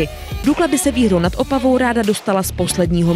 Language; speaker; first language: Czech; native; Czech